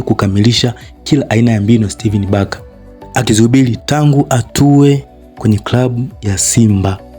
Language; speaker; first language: Swahili; native; Swahili